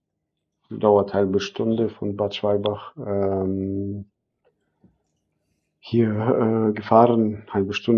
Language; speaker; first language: German; non-native, fluent; Arabic